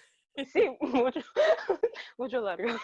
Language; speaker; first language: Spanish; non-native, learner; English